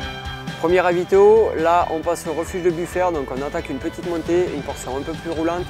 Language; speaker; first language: French; native; French